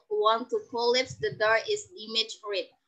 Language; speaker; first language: English; non-native, learner; Indonesian